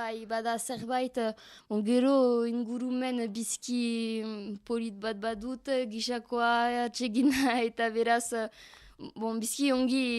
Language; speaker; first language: Basque; non-native, learner; French